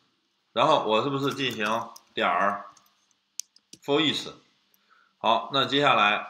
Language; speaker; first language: Chinese; native; Chinese